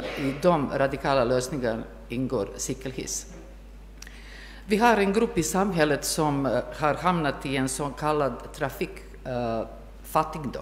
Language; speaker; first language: Swedish; non-native, fluent; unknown